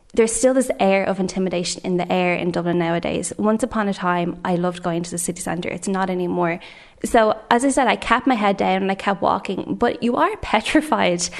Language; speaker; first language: English; native; English